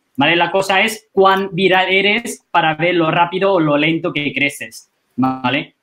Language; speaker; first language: Spanish; non-native, fluent; Chinese